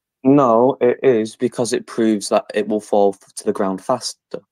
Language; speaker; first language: English; native; English